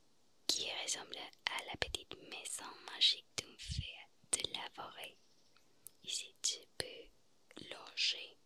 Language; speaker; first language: French; non-native, fluent; Spanish